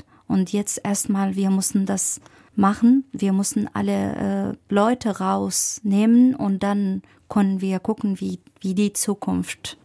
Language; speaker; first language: German; non-native, fluent; Arabic